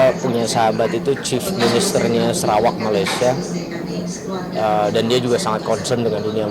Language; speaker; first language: Indonesian; native; Indonesian